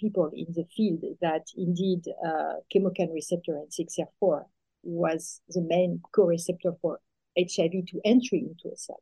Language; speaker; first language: English; non-native, fluent; French